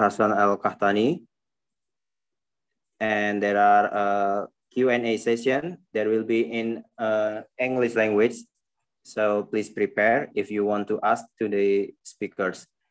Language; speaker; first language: English; non-native, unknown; Indonesian